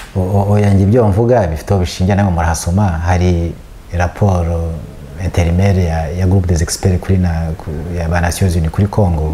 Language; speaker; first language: Kinyarwanda; early bilingual, heritage; Kinyarwanda